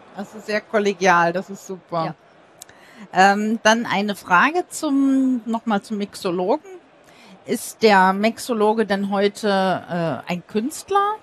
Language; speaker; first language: German; native; German